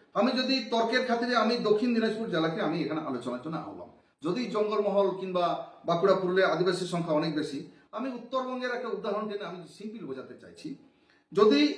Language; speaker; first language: Bangla; non-native, local second language; Santali